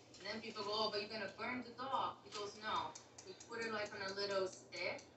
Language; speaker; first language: English; non-native, fluent; Portuguese